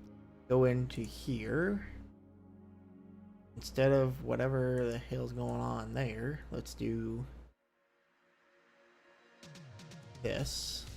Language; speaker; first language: English; native; English